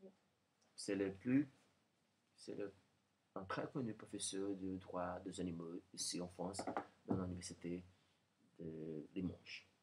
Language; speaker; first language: French; non-native, learner; Portuguese